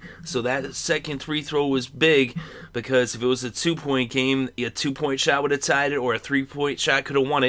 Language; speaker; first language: English; native; English